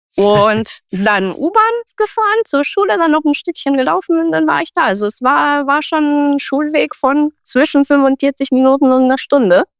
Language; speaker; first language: German; non-native, fluent; Romanian